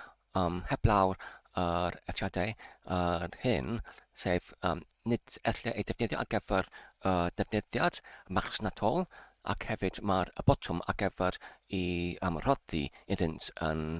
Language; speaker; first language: Welsh; non-native, learner; English